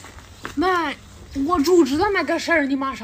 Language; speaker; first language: Chinese; non-native, learner; Russian